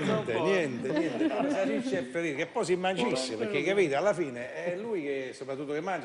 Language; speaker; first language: Italian; native; Italian